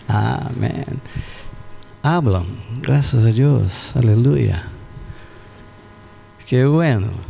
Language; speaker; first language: Spanish; non-native, learner; Portuguese